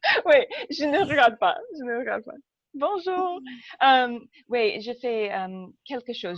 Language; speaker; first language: French; non-native, learner; English